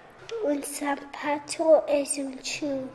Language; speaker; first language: Spanish; non-native, learner; English